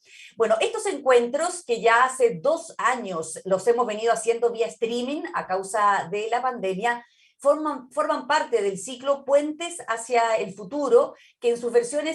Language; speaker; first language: Spanish; native; Spanish